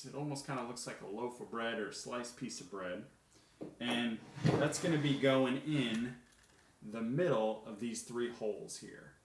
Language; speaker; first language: English; native; English